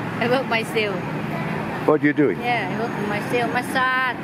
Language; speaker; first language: English; non-native, learner; Thai